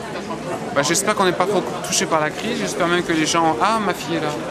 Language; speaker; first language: French; native; French